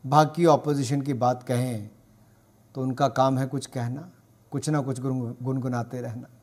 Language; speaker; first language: Hindi; native; Hindi